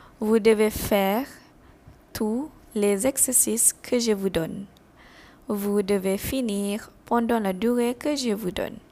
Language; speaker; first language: French; non-native, fluent; Malay